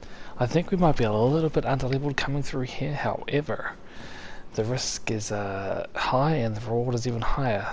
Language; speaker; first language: English; native; English